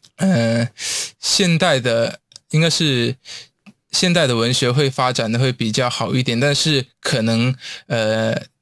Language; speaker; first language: Chinese; non-native, local second language; Cantonese